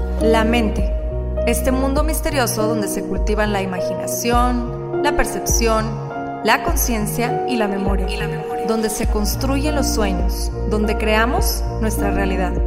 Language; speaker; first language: Spanish; native; Spanish